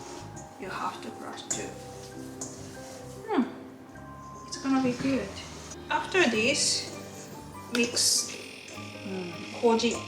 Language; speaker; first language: English; non-native, learner; Japanese